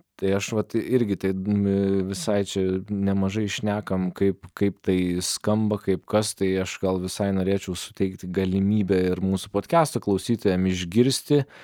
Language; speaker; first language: Lithuanian; native; Lithuanian